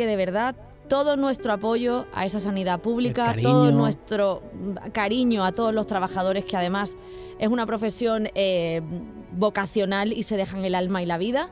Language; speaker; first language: Spanish; native; Spanish